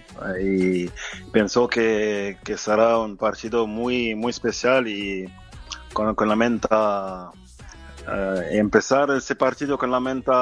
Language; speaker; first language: Spanish; non-native, fluent; French